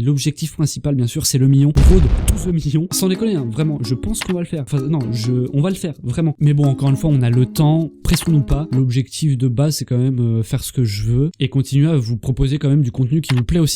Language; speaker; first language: French; native; French